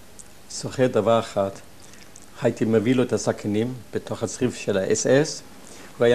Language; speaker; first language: Hebrew; non-native, fluent; German